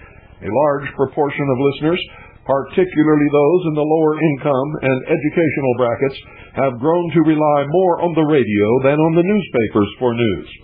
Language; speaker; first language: English; native; English